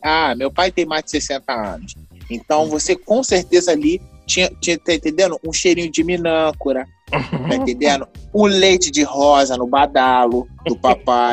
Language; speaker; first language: Portuguese; native; Portuguese